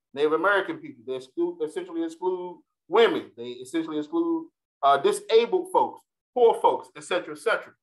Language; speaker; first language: English; native; English